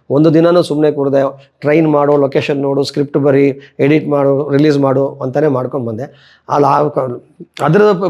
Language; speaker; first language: Kannada; native; Kannada